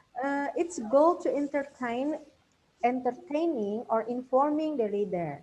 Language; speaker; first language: English; non-native, fluent; Indonesian